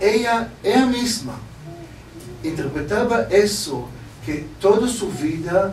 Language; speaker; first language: Spanish; non-native, learner; Hebrew